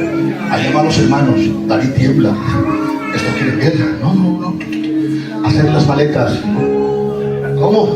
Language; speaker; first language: Spanish; native; Spanish